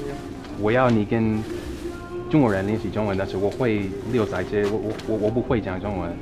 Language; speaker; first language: Chinese; non-native, fluent; English